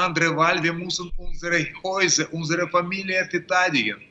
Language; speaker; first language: German; non-native, fluent; Russian